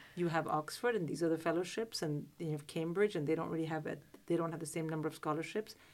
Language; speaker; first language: English; non-native, local second language; Hindi